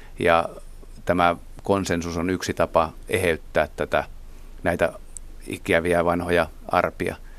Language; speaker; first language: Finnish; native; Finnish